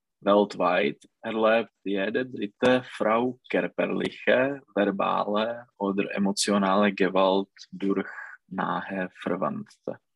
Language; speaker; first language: German; non-native, learner; Czech